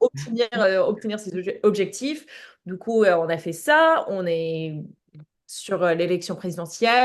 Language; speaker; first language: French; non-native, fluent; English